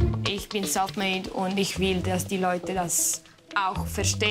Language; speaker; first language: German; non-native, learner; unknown